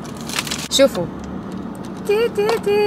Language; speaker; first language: Arabic; native; Arabic